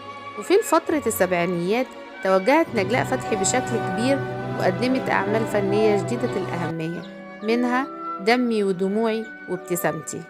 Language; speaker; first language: Arabic; native; Arabic